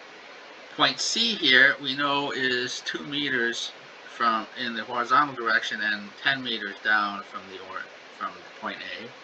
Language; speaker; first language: English; native; English